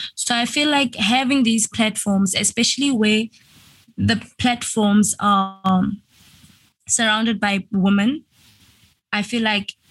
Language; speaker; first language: English; non-native, local second language; Venda